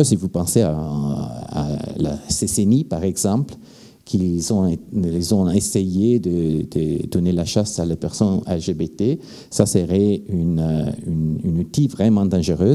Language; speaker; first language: French; non-native, fluent; Italian